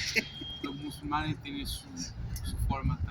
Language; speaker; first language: Spanish; non-native, fluent; English